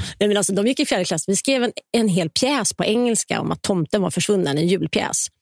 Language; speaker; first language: Swedish; native; Swedish